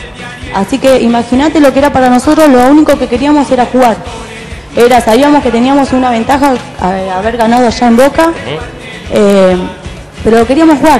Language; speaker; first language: Spanish; native; Spanish